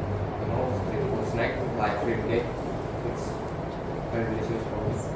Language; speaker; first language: English; non-native, fluent; Indonesian